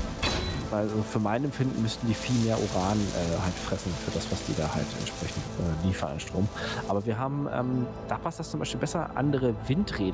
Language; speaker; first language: German; native; German